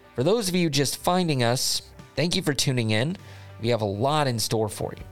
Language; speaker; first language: English; native; English